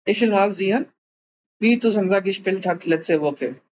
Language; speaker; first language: German; non-native, learner; Hindi